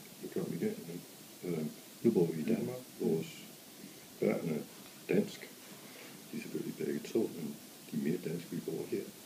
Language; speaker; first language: Danish; non-native, fluent; English